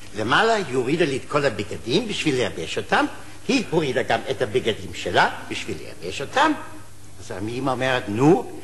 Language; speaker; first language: Hebrew; non-native, fluent; German